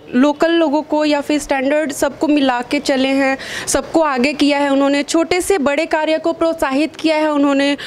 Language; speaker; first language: Hindi; native; Hindi